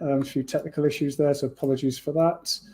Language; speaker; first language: English; native; English